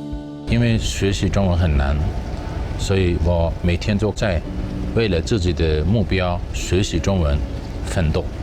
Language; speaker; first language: Chinese; non-native, fluent; Arabic